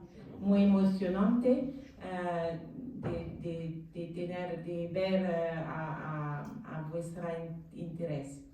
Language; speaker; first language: Spanish; non-native, learner; French